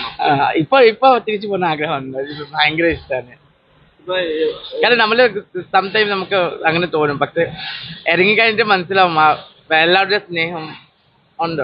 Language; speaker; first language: Malayalam; non-native, local second language; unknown